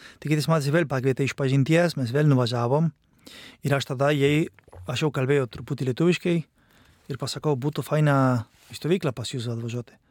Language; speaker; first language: Lithuanian; non-native, fluent; Spanish